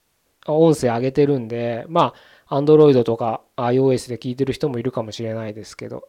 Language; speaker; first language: Japanese; native; Japanese